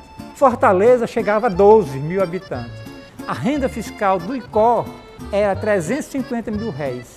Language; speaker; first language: Portuguese; native; Portuguese